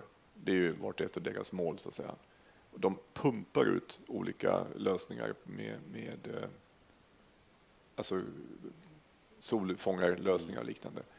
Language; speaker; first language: Swedish; native; Swedish